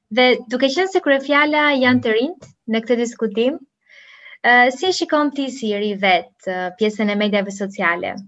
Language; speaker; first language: Albanian; native; Albanian